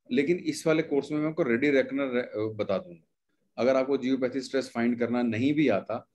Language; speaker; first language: Hindi; native; Hindi